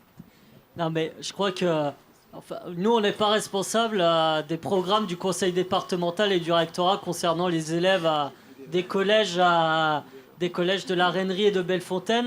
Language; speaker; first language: French; native; French